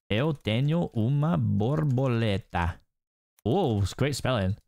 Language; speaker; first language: Portuguese; non-native, learner; English